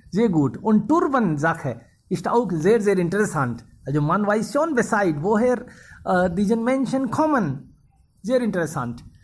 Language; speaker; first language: German; non-native, fluent; Hindi